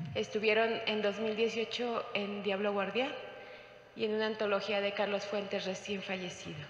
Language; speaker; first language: Spanish; native; Spanish